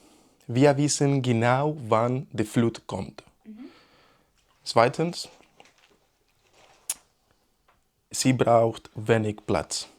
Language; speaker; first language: German; non-native, learner; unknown